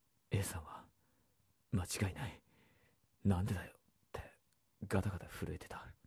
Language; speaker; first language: Japanese; native; Japanese